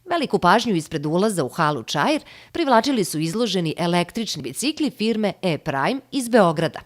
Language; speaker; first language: Serbian; native; Serbian